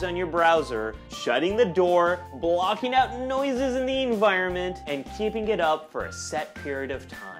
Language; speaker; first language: English; native; English